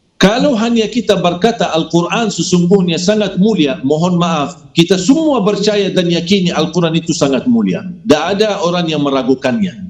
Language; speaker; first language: Malay; non-native, fluent; Arabic